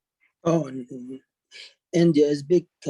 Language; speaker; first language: English; non-native, learner; Arabic